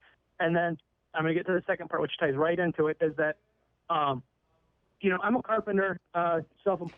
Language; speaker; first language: English; native; English